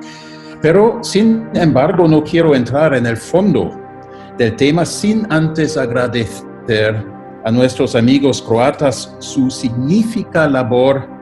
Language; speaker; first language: Spanish; non-native, fluent; German